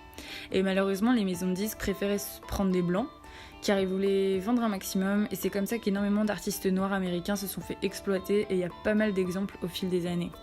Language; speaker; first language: French; native; French